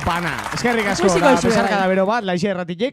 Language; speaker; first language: Basque; native; Basque